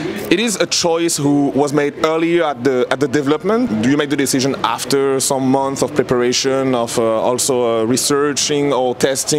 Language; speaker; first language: English; non-native, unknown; French